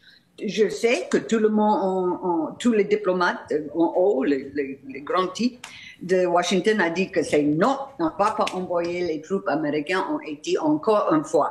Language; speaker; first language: French; non-native, fluent; English